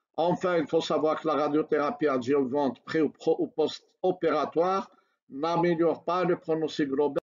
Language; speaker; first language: French; non-native, local second language; Arabic